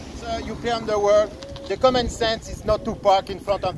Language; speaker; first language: English; non-native, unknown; French